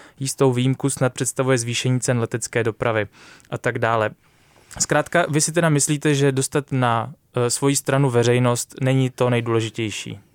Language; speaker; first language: Czech; native; Czech